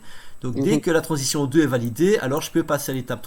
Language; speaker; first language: French; native; French